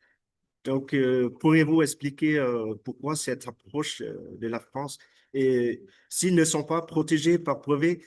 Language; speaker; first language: French; non-native, fluent; Vietnamese